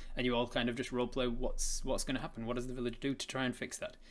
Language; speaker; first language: English; native; English